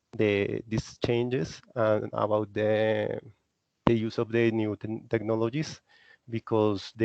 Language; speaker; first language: English; non-native, learner; Spanish